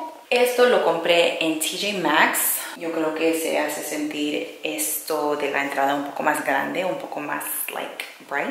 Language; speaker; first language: Spanish; early bilingual, heritage; Spanish